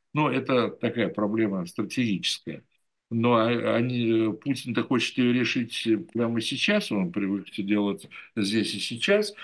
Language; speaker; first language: Russian; native; Russian